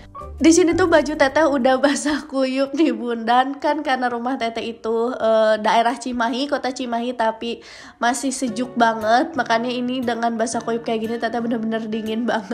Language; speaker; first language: Indonesian; non-native, local second language; Sundanese